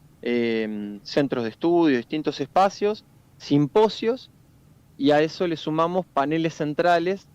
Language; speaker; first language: Spanish; native; Spanish